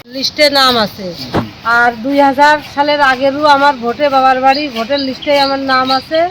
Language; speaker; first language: Bangla; native; Bangla